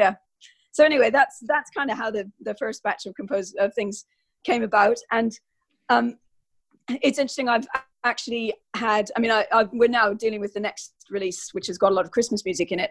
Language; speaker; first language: English; native; English